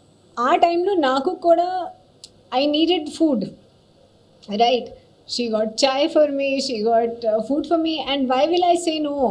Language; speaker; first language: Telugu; non-native, learner; Hindi